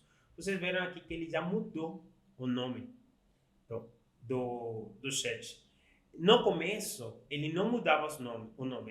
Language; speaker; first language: Portuguese; non-native, fluent; Spanish